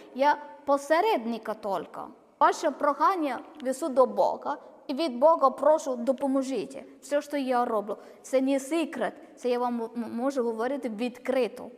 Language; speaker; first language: Ukrainian; non-native, learner; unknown